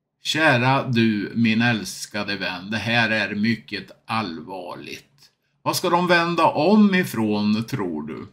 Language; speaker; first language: Swedish; native; Swedish